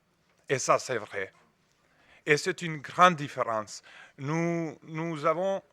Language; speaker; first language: French; non-native, fluent; Serbian